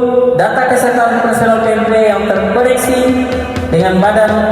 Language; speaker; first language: Indonesian; native; Indonesian